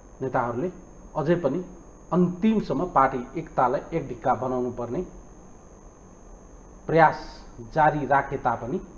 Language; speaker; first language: Nepali; native; Nepali